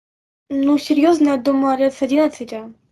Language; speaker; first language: Russian; native; Russian